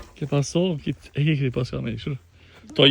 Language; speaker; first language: Spanish; non-native, learner; Albanian